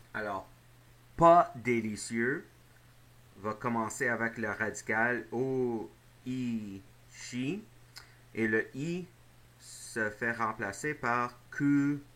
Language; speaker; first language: French; non-native, fluent; English